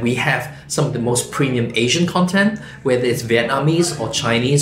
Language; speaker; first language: English; non-native, local second language; Chinese